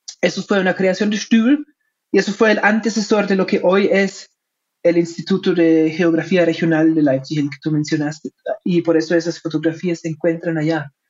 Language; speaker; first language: Spanish; non-native, fluent; German